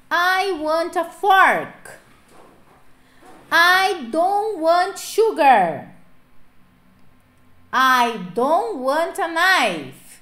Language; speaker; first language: English; non-native, fluent; Portuguese